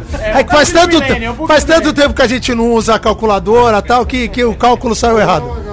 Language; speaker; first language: Portuguese; native; Portuguese